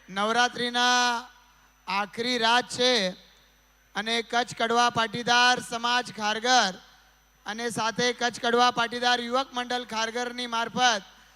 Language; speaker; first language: Gujarati; non-native, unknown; Marathi